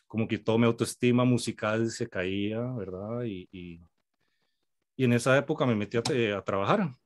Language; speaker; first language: Spanish; native; Spanish